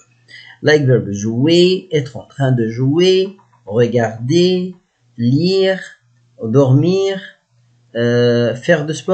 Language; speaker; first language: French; non-native, learner; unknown